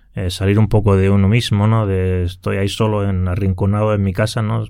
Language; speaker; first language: Spanish; native; Spanish